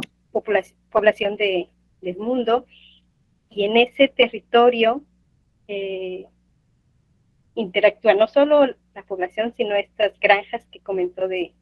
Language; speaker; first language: Spanish; non-native, fluent; Portuguese